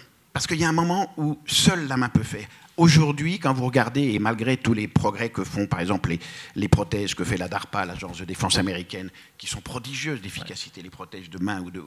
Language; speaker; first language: French; native; French